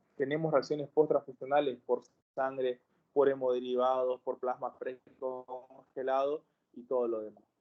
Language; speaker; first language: Spanish; native; Spanish